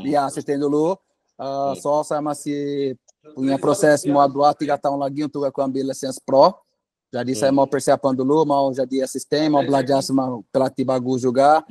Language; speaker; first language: Indonesian; non-native, fluent; Portuguese